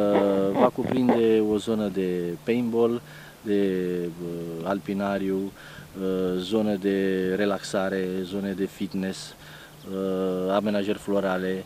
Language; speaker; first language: Romanian; native; Romanian